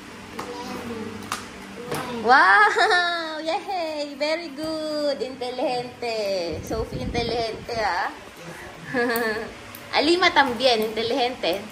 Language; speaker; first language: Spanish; non-native, learner; Filipino